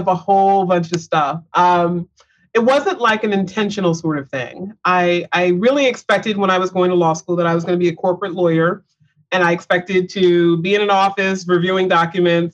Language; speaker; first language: English; native; English